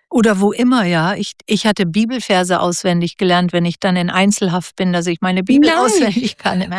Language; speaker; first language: German; native; German